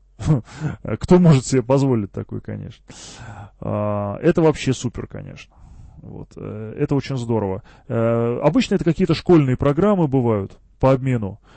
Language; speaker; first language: Russian; early bilingual, heritage; Russian